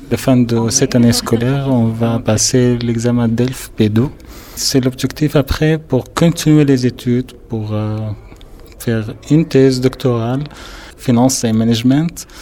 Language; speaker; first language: French; non-native, learner; Arabic